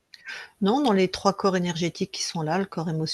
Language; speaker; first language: French; native; French